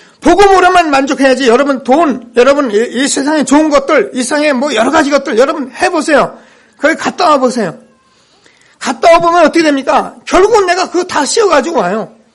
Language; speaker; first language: Korean; native; Korean